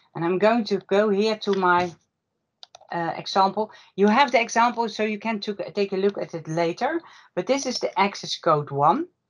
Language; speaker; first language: English; non-native, fluent; Dutch